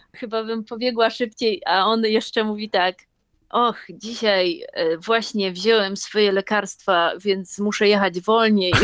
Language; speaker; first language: Polish; native; Polish